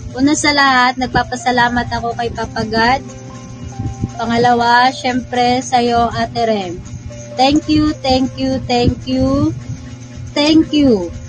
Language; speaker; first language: Filipino; non-native, local second language; Waray